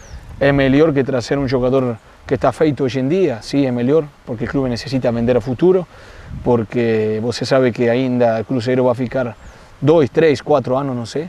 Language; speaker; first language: Portuguese; non-native, fluent; Spanish